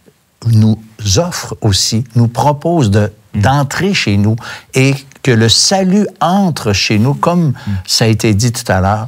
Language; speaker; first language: French; native; French